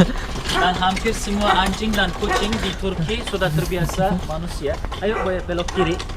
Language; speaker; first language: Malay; non-native, fluent; Turkish